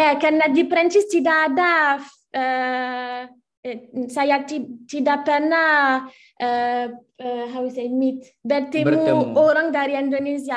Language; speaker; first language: Indonesian; non-native, learner; French